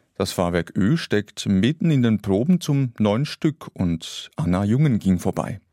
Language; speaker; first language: German; native; German